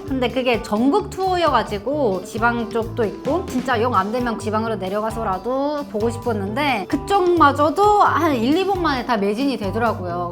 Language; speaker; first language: Korean; non-native, fluent; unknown